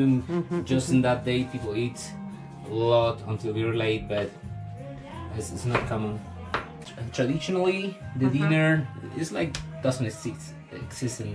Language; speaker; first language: English; non-native, fluent; Spanish